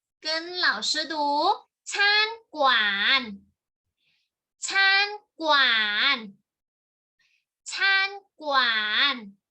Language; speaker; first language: Chinese; non-native, fluent; Thai